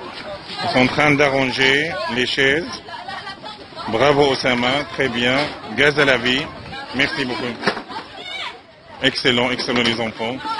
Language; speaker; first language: French; non-native, fluent; Arabic